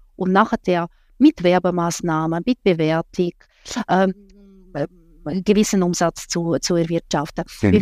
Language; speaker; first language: German; non-native, fluent; Russian